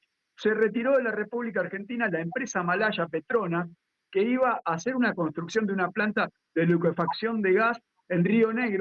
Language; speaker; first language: Spanish; native; Spanish